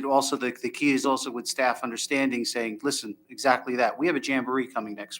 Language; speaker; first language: English; native; English